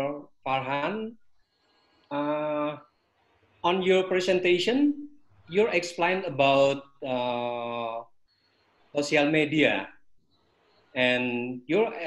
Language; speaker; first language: English; non-native, learner; Indonesian